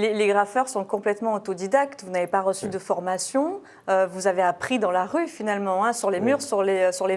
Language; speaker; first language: French; native; French